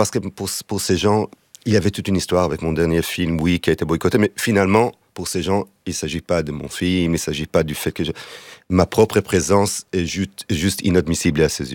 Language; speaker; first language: French; non-native, fluent; Hebrew